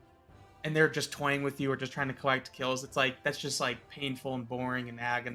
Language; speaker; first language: English; native; English